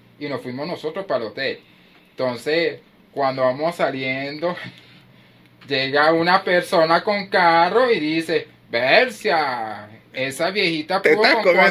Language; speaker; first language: Spanish; native; Spanish